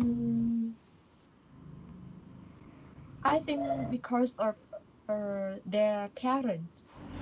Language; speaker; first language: English; non-native, learner; Vietnamese